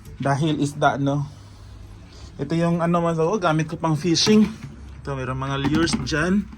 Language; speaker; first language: Filipino; non-native, local second language; Cebuano